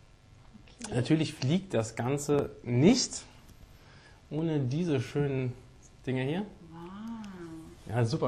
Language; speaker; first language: German; native; German